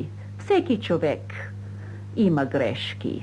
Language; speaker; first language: Bulgarian; non-native, fluent; English